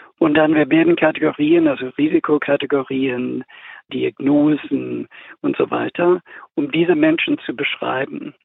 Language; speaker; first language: German; non-native, fluent; English